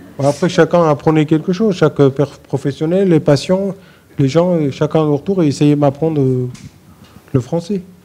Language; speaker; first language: French; non-native, fluent; Armenian